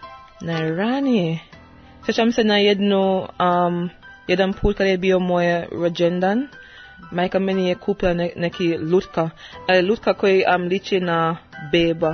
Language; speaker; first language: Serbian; non-native, learner; English